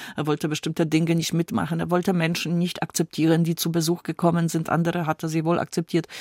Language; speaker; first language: German; non-native, fluent; Polish